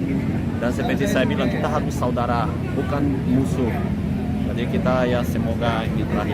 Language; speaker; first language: Indonesian; non-native, fluent; Portuguese